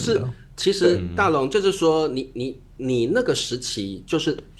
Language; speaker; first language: Chinese; native; Chinese